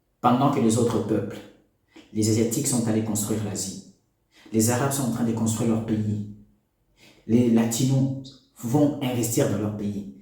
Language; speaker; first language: French; non-native, local second language; Lingala